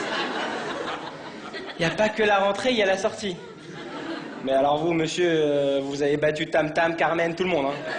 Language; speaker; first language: French; native; French